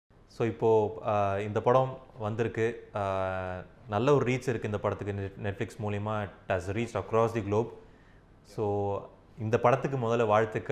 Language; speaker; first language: Tamil; native; Tamil